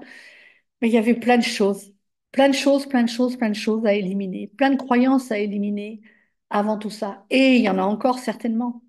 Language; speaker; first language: French; native; French